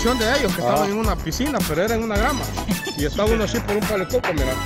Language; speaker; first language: Spanish; native; Spanish